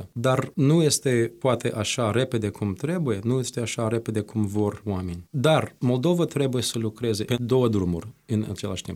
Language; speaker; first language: Romanian; non-native, fluent; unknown